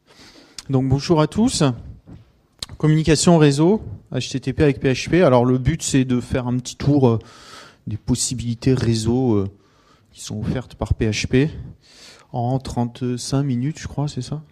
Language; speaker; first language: French; native; French